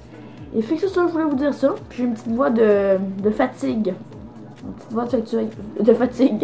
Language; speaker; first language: French; native; French